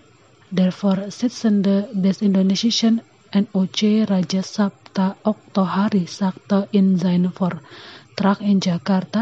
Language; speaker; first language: German; non-native, fluent; Indonesian